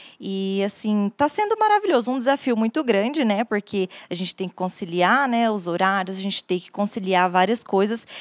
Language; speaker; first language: Portuguese; native; Portuguese